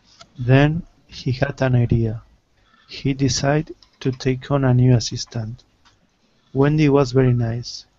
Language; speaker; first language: English; non-native, learner; Spanish